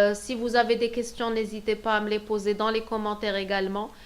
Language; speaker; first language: French; non-native, local second language; Arabic